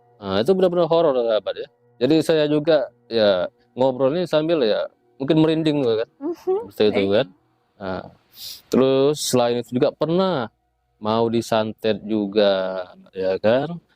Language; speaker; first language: Indonesian; native; Indonesian